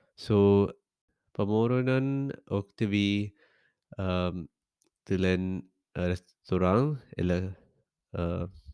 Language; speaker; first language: Swedish; non-native, learner; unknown